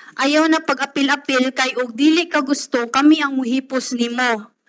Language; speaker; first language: Filipino; non-native, local second language; Cebuano